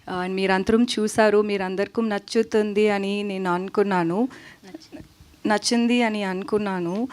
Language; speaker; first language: Telugu; non-native, learner; Tamil